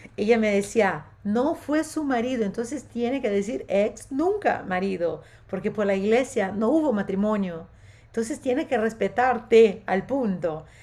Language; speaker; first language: Spanish; non-native, fluent; Portuguese